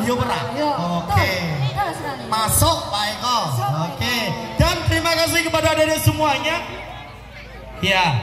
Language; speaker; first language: Indonesian; non-native, local second language; Javanese